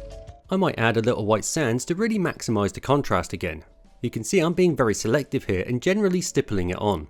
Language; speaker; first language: English; native; English